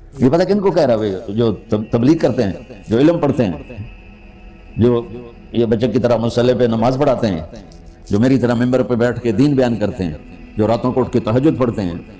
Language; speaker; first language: Urdu; non-native, local second language; Punjabi